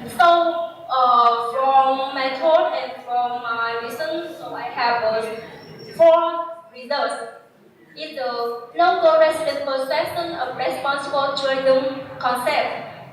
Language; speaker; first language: English; non-native, learner; Vietnamese